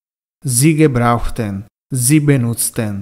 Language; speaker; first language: German; non-native, fluent; Italian